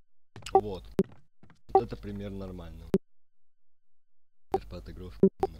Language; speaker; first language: Russian; native; Russian